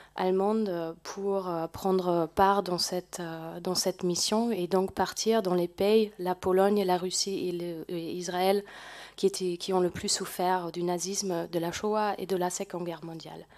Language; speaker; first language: French; non-native, fluent; German